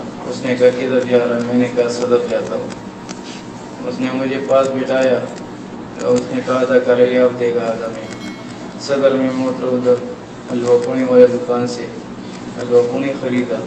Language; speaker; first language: Hindi; non-native, local second language; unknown